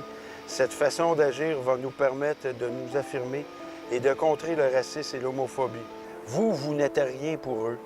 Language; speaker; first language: French; native; French